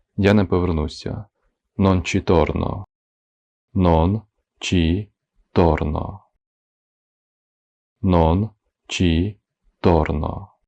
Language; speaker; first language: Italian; non-native, fluent; Ukrainian